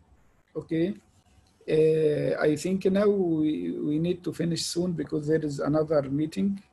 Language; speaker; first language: English; non-native, fluent; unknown